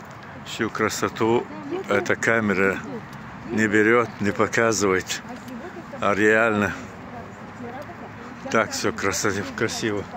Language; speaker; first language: Russian; non-native, local second language; Chechen